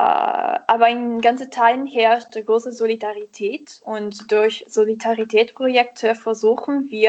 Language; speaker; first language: German; non-native, learner; Italian